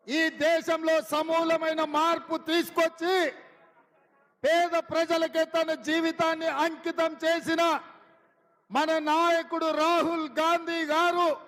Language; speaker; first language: Telugu; native; Telugu